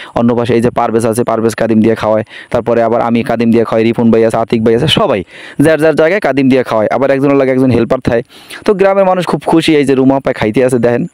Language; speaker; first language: Bangla; native; Bangla